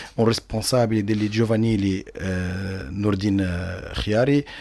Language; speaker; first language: Italian; non-native, learner; Arabic